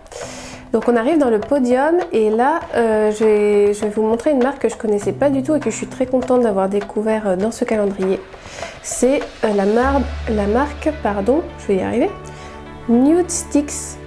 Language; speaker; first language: French; native; French